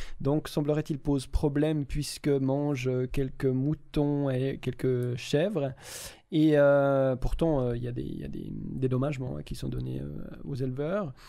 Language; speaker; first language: French; native; French